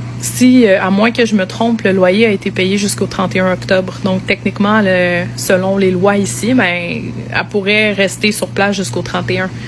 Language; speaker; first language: French; native; French